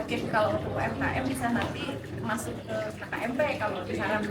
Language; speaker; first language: Indonesian; native; Indonesian